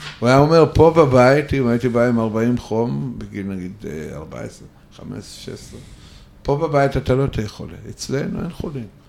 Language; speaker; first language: Hebrew; non-native, fluent; Russian